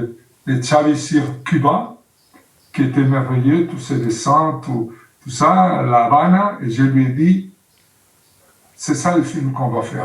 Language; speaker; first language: French; non-native, learner; Spanish